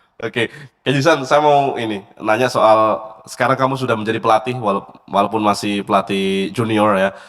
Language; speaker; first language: Indonesian; native; Indonesian